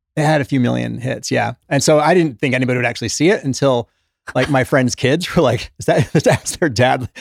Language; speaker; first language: English; native; English